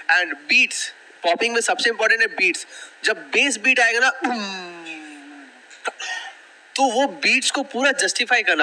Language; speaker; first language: Hindi; non-native, local second language; Bangla